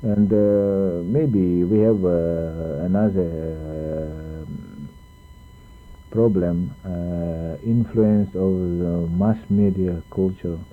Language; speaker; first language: English; non-native, learner; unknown